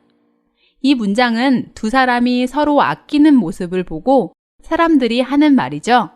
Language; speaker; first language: Korean; native; Korean